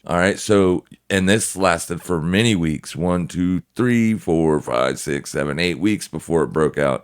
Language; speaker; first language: English; native; English